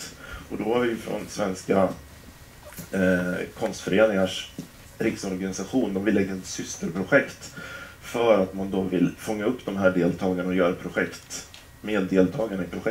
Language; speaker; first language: Swedish; native; Swedish